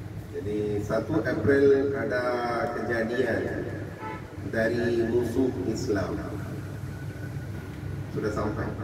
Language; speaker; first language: Indonesian; non-native, fluent; Urdu